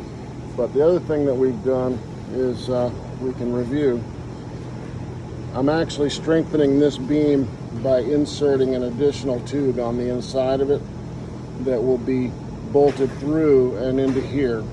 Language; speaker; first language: English; native; English